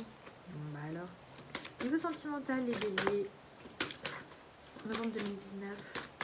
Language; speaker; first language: French; native; French